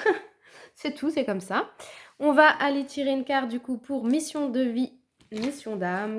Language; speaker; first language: French; native; French